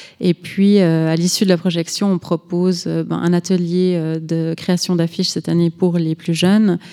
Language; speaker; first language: French; native; French